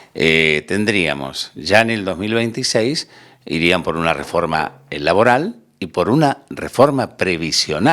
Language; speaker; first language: Spanish; native; Spanish